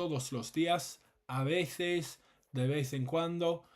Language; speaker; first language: Spanish; non-native, fluent; English